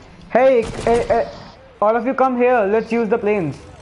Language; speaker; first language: English; non-native, local second language; Hindi